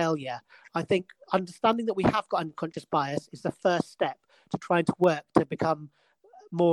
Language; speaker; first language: English; native; English